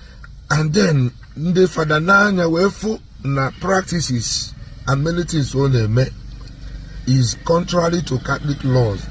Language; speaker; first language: English; non-native, local second language; Igbo